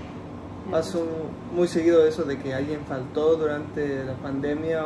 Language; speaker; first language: Spanish; early bilingual, heritage; Spanish